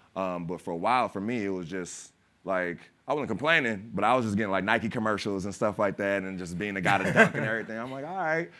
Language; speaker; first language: English; native; English